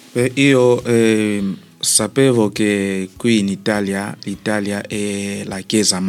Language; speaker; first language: Italian; non-native, learner; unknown